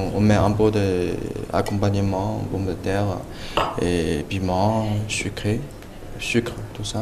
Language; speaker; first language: French; non-native, learner; Chinese